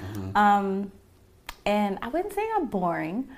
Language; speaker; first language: English; native; English